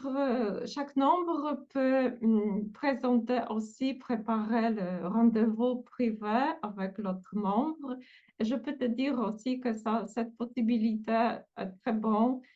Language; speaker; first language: French; non-native, fluent; Polish